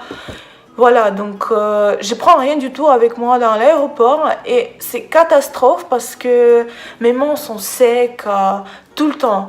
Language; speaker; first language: French; non-native, fluent; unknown